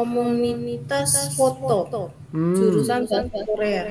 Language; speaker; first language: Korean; non-native, learner; Indonesian